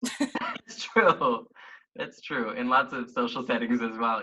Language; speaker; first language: English; native; English